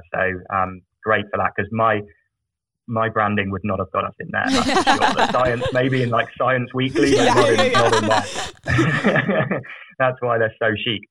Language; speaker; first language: English; native; English